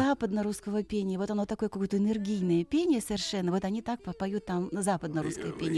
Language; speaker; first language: Russian; native; Russian